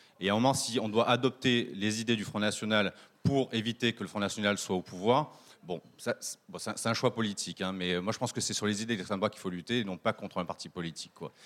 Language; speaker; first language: French; native; French